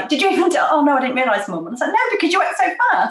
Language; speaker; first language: English; native; English